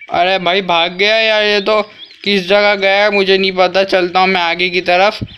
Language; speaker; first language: Hindi; native; Hindi